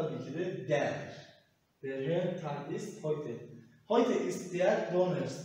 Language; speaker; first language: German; non-native, learner; Turkish